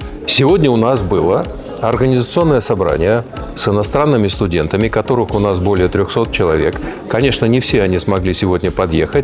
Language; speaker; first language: Russian; native; Russian